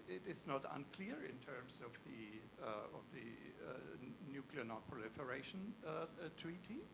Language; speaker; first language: English; non-native, fluent; German